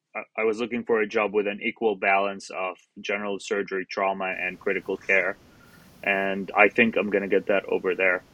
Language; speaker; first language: English; non-native, fluent; Arabic